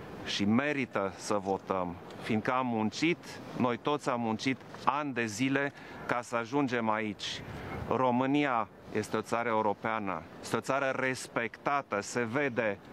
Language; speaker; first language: Romanian; non-native, local second language; German